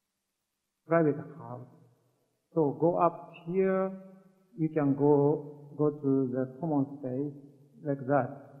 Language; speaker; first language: English; non-native, learner; Japanese